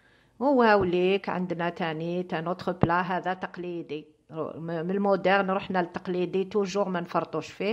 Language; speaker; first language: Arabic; native; Arabic